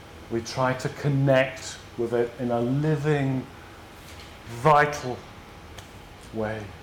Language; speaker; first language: English; native; English